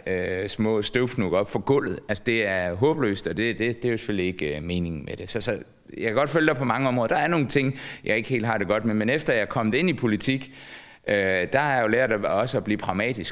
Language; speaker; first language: Danish; native; Danish